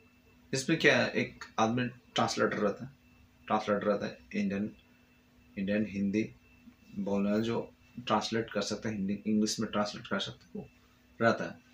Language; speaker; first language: Hindi; non-native, fluent; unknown